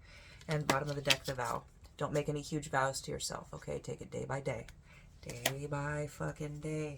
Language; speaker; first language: English; native; English